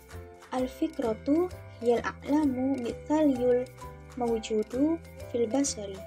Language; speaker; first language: Arabic; non-native, learner; Indonesian